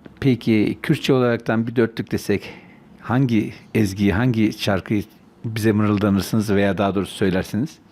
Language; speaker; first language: Turkish; native; Turkish